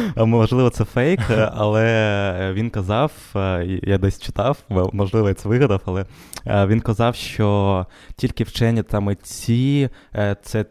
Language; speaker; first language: Ukrainian; non-native, local second language; Russian